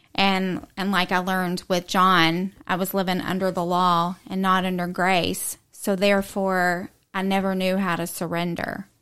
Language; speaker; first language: English; native; English